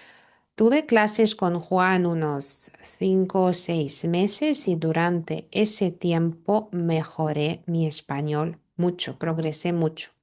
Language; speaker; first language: Spanish; non-native, fluent; Lithuanian